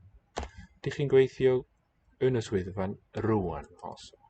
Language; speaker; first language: Welsh; non-native, learner; English